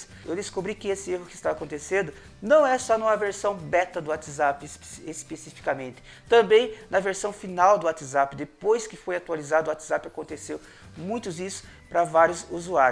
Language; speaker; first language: Portuguese; native; Portuguese